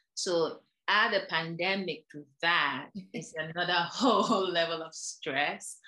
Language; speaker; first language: English; non-native, local second language; Igbo